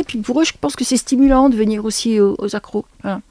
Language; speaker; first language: French; native; French